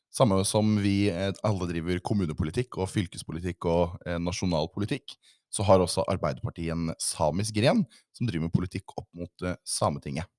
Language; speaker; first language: Norwegian; native; Norwegian